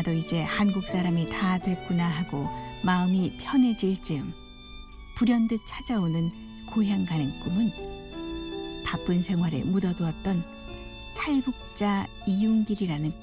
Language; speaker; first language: Korean; native; Korean